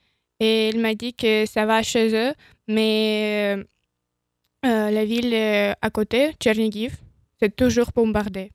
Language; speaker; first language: French; non-native, learner; Ukrainian